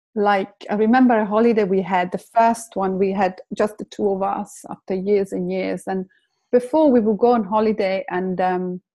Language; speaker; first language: English; non-native, fluent; Italian